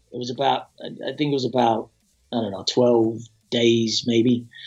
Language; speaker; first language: English; native; English